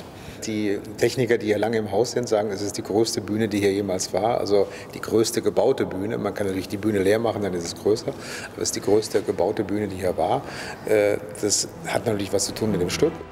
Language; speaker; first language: German; native; German